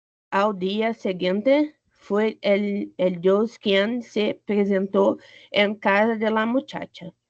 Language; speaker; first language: Spanish; non-native, learner; Portuguese